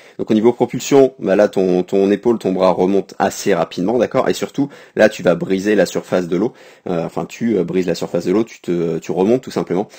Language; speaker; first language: French; native; French